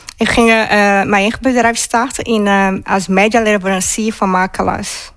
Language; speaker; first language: Dutch; non-native, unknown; Portuguese